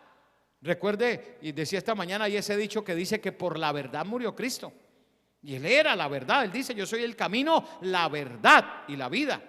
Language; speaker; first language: Spanish; native; Spanish